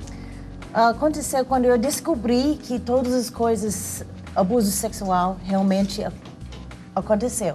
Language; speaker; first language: Portuguese; non-native, learner; English